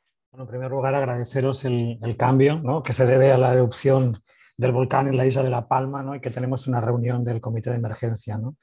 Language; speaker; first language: Spanish; native; Spanish